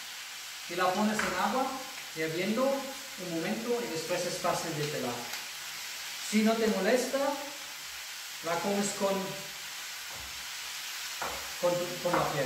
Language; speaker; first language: Spanish; non-native, fluent; German